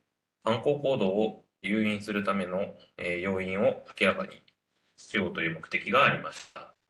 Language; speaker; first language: Japanese; native; Japanese